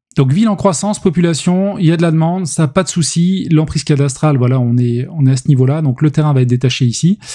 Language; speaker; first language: French; native; French